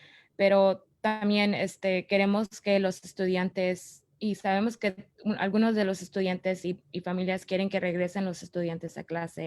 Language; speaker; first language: Spanish; early bilingual, other home language; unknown